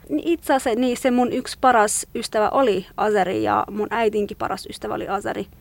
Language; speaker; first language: Finnish; non-native, fluent; Kurdish